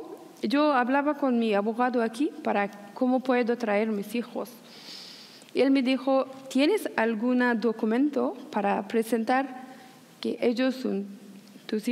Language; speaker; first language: Spanish; non-native, learner; Persian